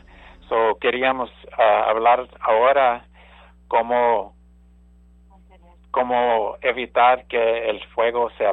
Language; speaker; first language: Spanish; early bilingual, heritage; English